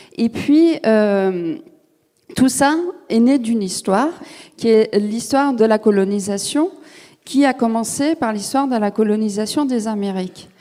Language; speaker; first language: French; native; French